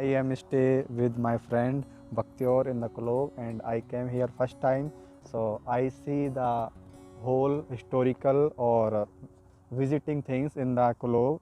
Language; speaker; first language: English; non-native, local second language; Hindi